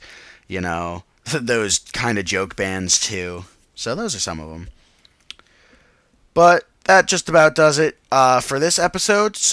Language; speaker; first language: English; native; English